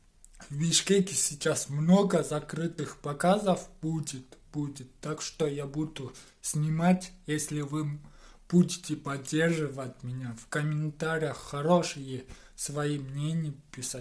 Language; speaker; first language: Russian; non-native, local second language; Kyrgyz